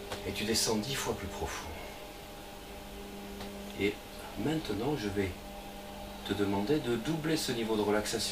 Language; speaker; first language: French; native; French